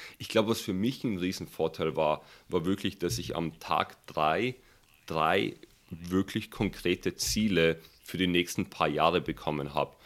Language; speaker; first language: German; early bilingual, other home language; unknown